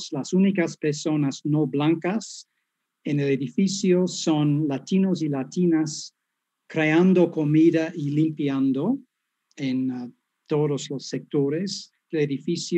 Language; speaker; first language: Spanish; non-native, fluent; English